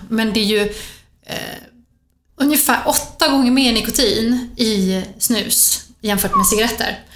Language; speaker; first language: Swedish; native; Swedish